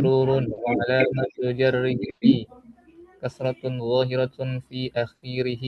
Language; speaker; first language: Arabic; non-native, learner; Indonesian